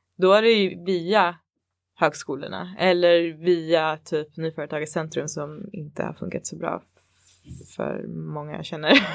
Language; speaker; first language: Swedish; early bilingual, other home language; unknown